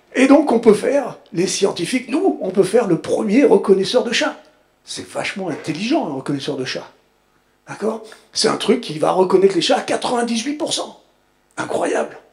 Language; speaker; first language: French; native; French